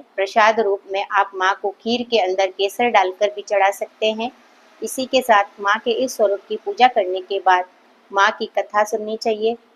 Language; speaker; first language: Hindi; native; Hindi